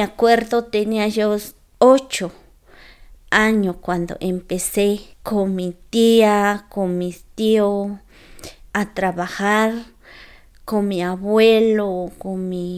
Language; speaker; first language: Spanish; non-native, local second language; Zapotec